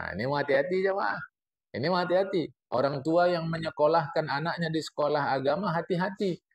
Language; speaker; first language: Indonesian; native; Indonesian